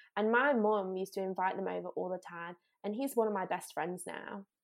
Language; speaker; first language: English; native; English